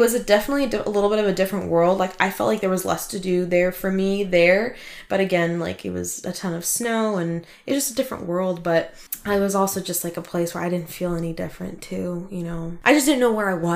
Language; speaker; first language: English; early bilingual, other home language; Russian